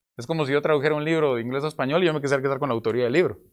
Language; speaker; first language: Spanish; native; Spanish